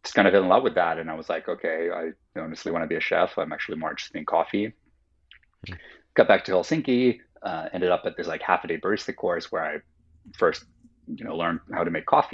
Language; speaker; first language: English; non-native, fluent; Finnish